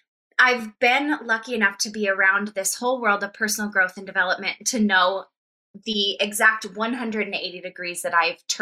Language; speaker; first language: English; native; English